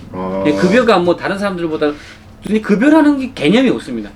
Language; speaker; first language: Korean; native; Korean